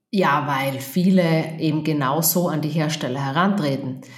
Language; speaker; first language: German; native; German